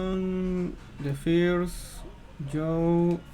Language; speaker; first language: English; non-native, learner; Spanish